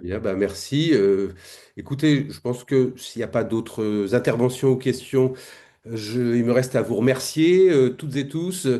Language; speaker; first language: French; native; French